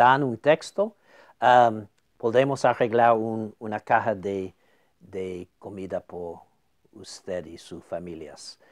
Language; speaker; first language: Spanish; non-native, fluent; English